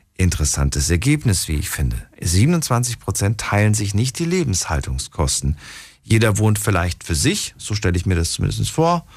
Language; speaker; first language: German; non-native, fluent; Slovak